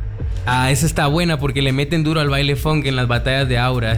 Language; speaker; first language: Spanish; native; Spanish